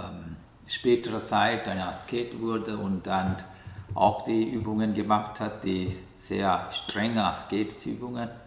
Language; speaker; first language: German; non-native, learner; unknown